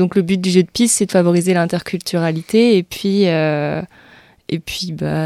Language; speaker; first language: French; native; French